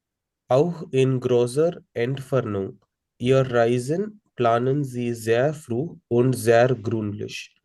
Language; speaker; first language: German; non-native, learner; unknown